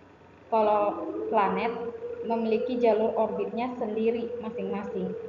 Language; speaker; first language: Indonesian; native; Indonesian